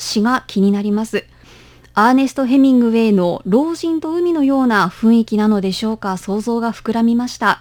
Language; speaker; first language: Japanese; native; Japanese